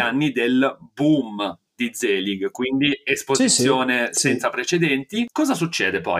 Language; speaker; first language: Italian; native; Italian